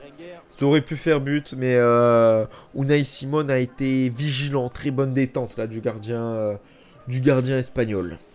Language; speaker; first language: French; native; French